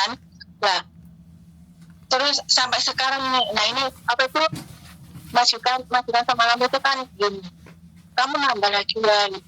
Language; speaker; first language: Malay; non-native, local second language; Javanese